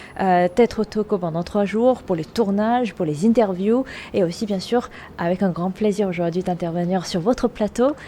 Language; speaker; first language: French; non-native, fluent; Chinese